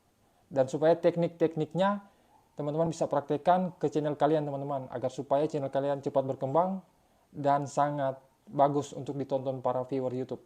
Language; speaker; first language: Indonesian; native; Indonesian